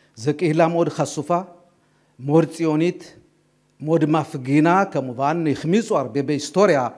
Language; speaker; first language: Hebrew; non-native, fluent; Amharic